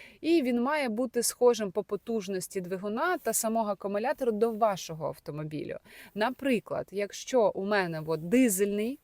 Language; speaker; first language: Ukrainian; native; Ukrainian